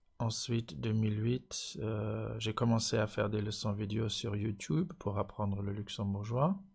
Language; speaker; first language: French; non-native, local second language; Luxembourgish